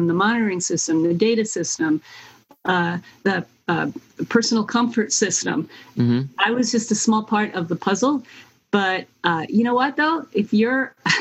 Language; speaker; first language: English; native; English